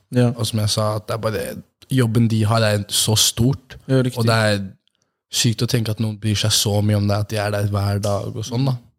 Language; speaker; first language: Norwegian; native; Norwegian